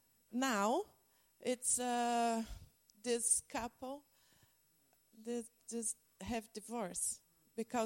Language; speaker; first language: English; non-native, learner; Portuguese